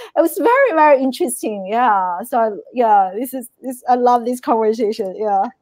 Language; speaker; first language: English; non-native, fluent; Chinese